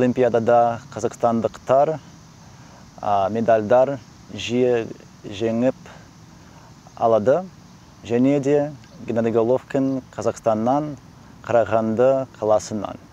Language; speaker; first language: Kazakh; non-native, learner; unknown